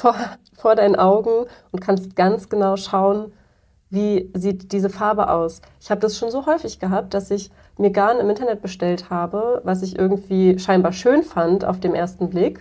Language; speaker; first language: German; native; German